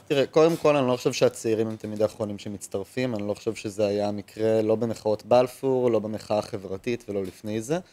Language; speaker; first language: Hebrew; native; Hebrew